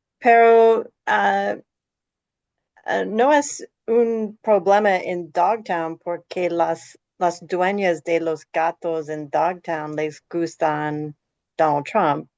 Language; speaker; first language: Spanish; non-native, fluent; English